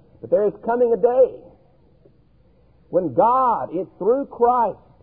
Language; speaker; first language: English; native; English